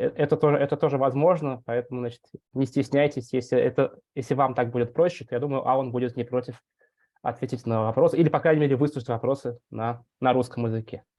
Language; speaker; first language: Russian; native; Russian